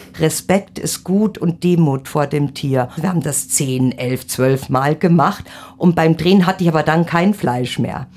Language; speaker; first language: German; native; German